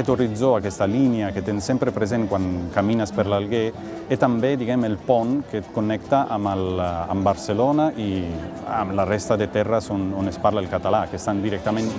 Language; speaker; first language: Catalan; non-native, local second language; Italian